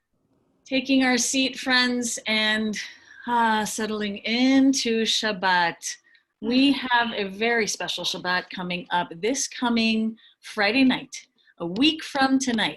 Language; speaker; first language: English; native; English